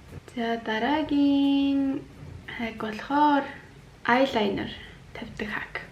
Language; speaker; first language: Mongolian; native; Mongolian